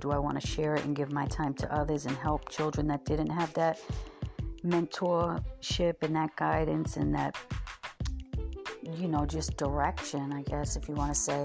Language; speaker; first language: English; native; English